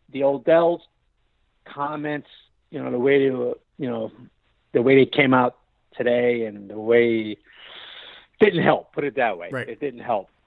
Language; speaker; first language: English; native; English